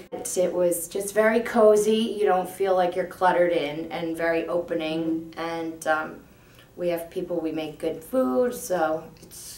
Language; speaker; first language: English; native; English